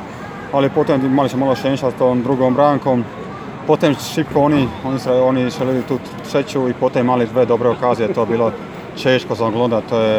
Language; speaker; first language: Polish; non-native, learner; Croatian